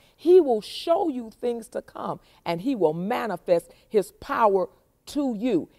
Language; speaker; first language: English; native; English